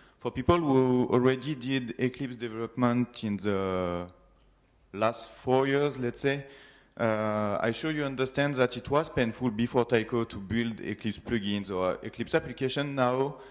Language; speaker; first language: English; non-native, fluent; French